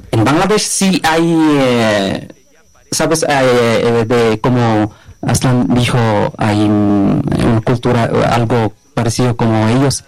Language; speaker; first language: Spanish; non-native, learner; Bangla